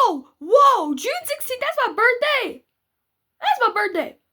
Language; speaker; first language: English; native; English